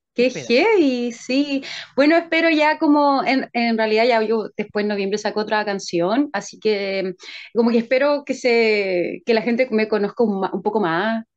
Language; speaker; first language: Spanish; native; Spanish